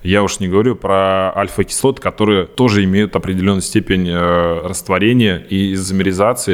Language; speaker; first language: Russian; native; Russian